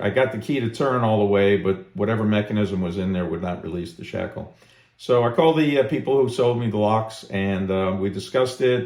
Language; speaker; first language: English; native; English